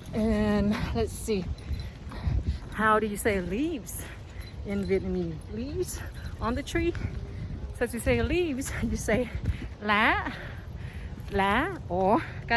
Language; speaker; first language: English; non-native, fluent; Vietnamese